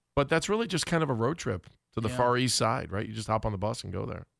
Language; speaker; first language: English; native; English